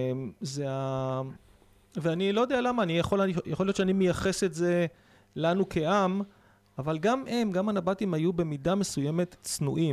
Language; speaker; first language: Hebrew; native; Hebrew